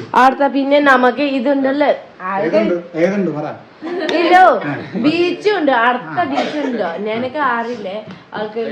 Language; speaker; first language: Malayalam; non-native, learner; Nepali